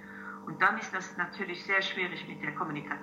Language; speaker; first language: German; non-native, local second language; Luxembourgish